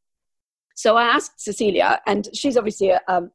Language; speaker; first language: English; native; English